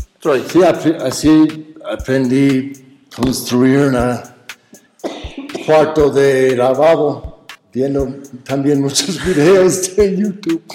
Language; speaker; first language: Spanish; non-native, fluent; English